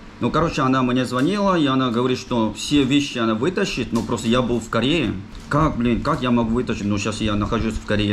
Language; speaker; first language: Russian; non-native, fluent; Korean